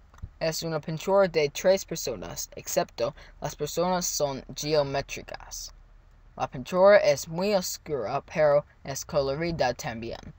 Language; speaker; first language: Spanish; non-native, learner; English